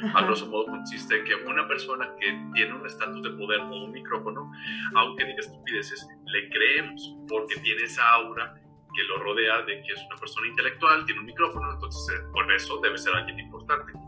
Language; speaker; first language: Spanish; native; Spanish